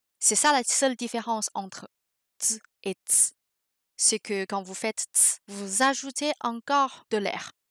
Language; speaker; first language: French; non-native, fluent; Chinese